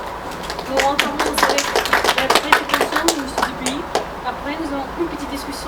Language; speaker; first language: French; non-native, fluent; Russian